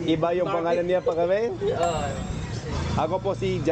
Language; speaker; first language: Filipino; non-native, learner; English